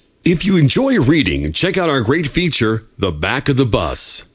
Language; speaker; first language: English; native; English